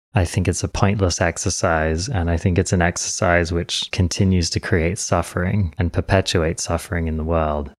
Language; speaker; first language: English; native; English